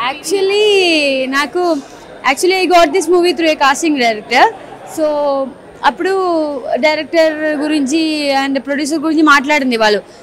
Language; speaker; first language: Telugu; non-native, learner; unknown